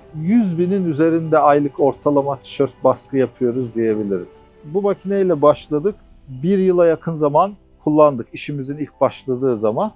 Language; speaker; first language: Turkish; native; Turkish